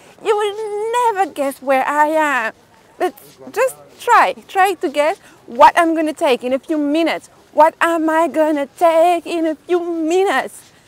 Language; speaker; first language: English; non-native, fluent; French